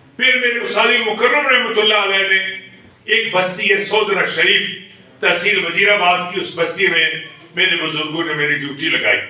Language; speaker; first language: Urdu; non-native, local second language; Punjabi